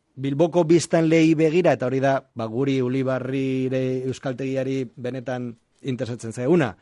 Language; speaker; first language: Basque; non-native, local second language; Spanish